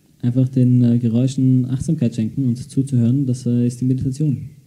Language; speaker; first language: German; native; German